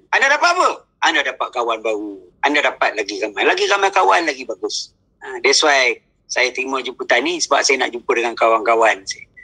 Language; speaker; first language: Malay; native; Malay